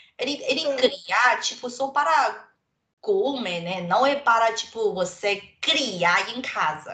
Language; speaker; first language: Portuguese; non-native, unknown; Chinese